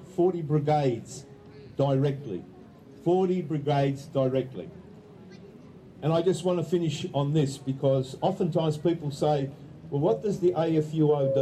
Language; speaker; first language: English; early bilingual, other home language; Ukrainian